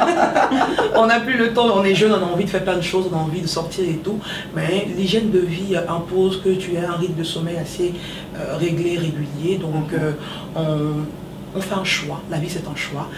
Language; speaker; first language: French; native; French